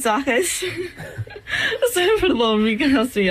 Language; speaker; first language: Spanish; non-native, learner; English